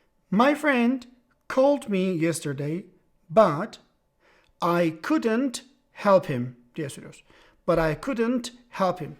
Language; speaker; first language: English; non-native, fluent; Turkish